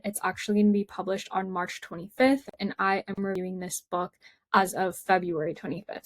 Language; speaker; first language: English; native; English